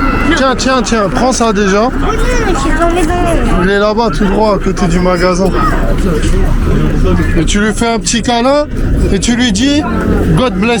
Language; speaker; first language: French; native; French